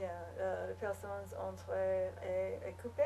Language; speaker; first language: French; non-native, learner; English